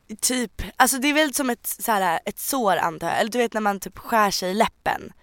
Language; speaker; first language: Swedish; native; Swedish